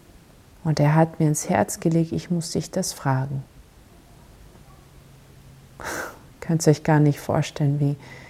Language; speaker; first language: German; non-native, fluent; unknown